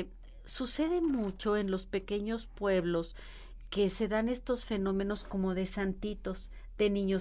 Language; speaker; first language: Spanish; native; Spanish